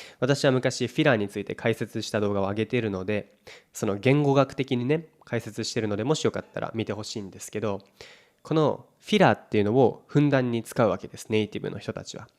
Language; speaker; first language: Japanese; native; Japanese